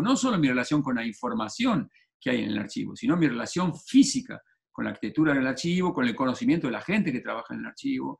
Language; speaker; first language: Spanish; native; Spanish